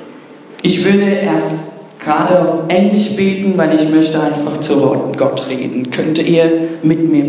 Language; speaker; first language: German; non-native, fluent; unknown